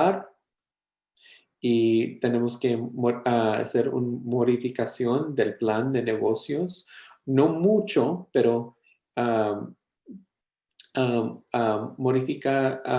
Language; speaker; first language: Spanish; early bilingual, heritage; English